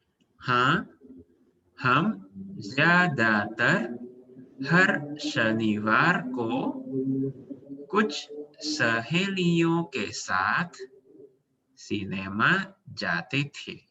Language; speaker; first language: Hindi; non-native, fluent; Indonesian